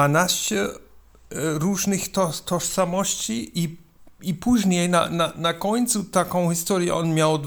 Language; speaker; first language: Polish; non-native, learner; German